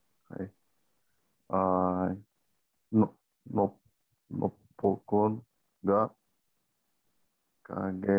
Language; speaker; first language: Japanese; non-native, learner; English